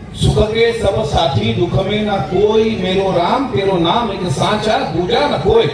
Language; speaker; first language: Hindi; non-native, local second language; Marathi